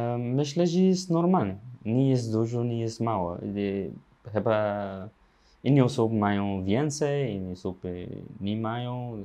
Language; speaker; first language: Polish; non-native, learner; Arabic